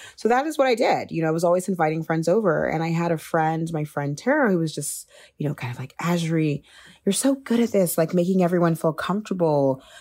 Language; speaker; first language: English; native; English